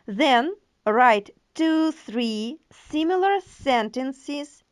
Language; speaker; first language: English; non-native, fluent; Ukrainian